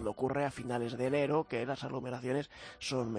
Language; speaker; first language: Spanish; native; Spanish